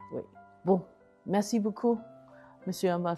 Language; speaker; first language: French; non-native, learner; Chinese